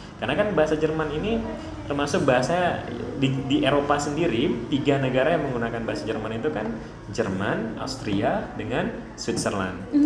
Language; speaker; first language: Indonesian; non-native, local second language; Achinese